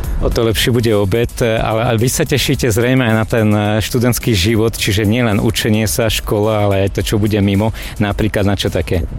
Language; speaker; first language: Slovak; native; Slovak